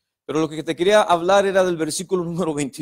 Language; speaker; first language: Spanish; native; Spanish